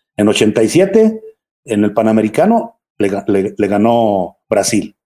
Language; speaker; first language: Spanish; native; Spanish